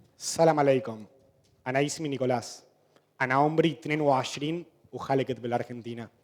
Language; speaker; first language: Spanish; native; Spanish